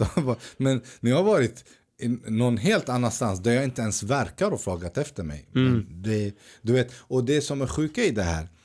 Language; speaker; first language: Swedish; early bilingual, other home language; Arabic